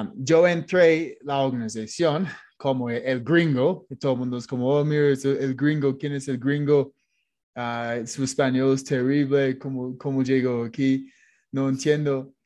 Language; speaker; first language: Spanish; non-native, fluent; English